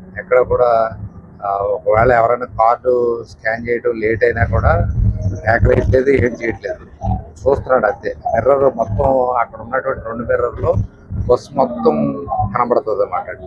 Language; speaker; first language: Telugu; native; Telugu